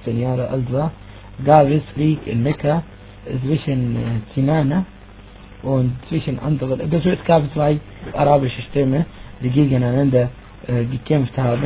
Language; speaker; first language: German; non-native, fluent; Arabic